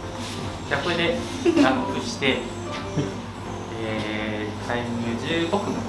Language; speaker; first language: Japanese; native; Japanese